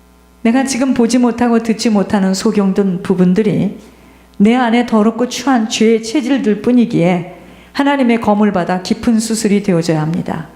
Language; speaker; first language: Korean; native; Korean